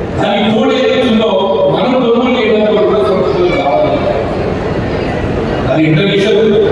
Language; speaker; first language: Telugu; native; Telugu